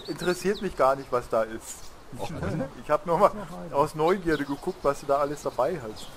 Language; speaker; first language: German; native; German